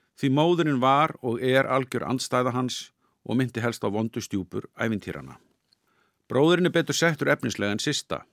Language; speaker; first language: Icelandic; native; Icelandic